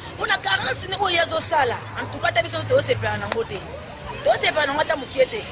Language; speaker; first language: Lingala; non-native, local second language; Kongo